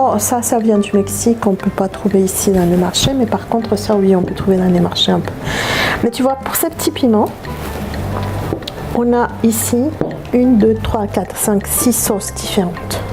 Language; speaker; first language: French; non-native, fluent; Spanish